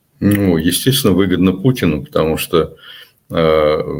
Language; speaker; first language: Russian; native; Russian